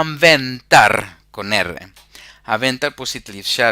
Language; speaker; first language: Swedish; non-native, fluent; Spanish